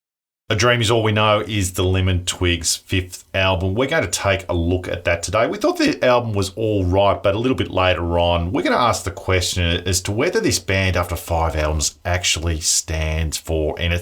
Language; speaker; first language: English; native; English